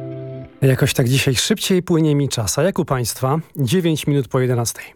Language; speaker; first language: Polish; native; Polish